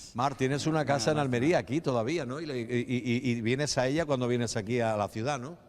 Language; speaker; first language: Spanish; native; Spanish